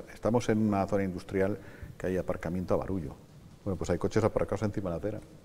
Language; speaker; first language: Spanish; native; Spanish